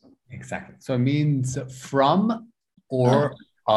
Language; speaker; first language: English; non-native, fluent; Spanish